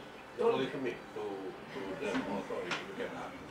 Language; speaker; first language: English; non-native, fluent; Indonesian